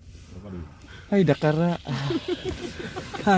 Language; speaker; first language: Japanese; non-native, learner; Cebuano